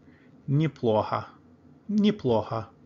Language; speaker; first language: Russian; non-native, learner; English